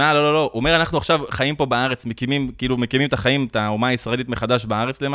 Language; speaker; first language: Hebrew; native; Hebrew